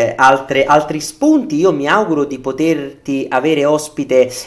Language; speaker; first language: Italian; native; Italian